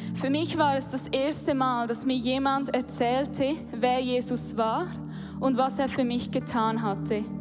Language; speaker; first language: German; native; German